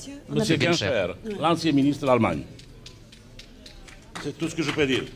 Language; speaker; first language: French; non-native, fluent; Serbian